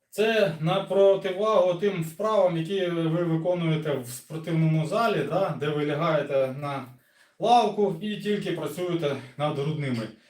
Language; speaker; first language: Ukrainian; non-native, local second language; Russian